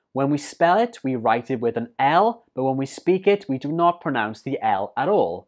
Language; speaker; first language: English; native; English